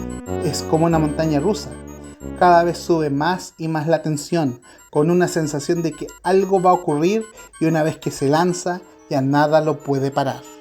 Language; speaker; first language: Spanish; native; Spanish